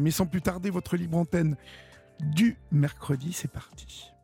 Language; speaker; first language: French; native; French